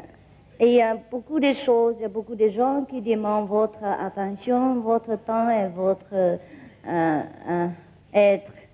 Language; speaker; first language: French; non-native, learner; Vietnamese